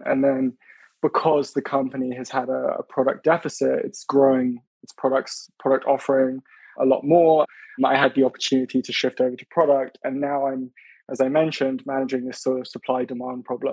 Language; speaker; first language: English; native; English